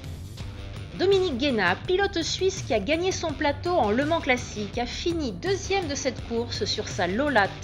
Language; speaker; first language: French; native; French